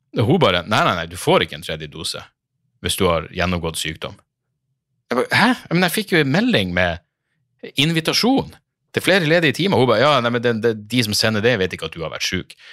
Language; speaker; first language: Norwegian; native; Norwegian